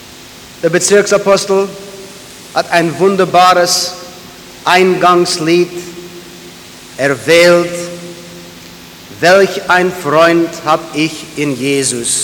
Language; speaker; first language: German; early bilingual, heritage; German